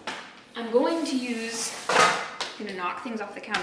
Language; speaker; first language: English; native; English